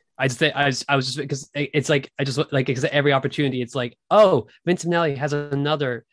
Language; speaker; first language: English; native; English